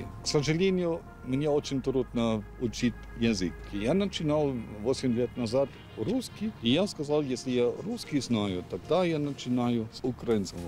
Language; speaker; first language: Russian; non-native, learner; German